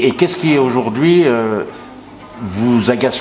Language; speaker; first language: French; native; French